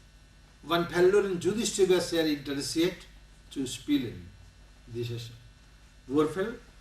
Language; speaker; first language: German; non-native, learner; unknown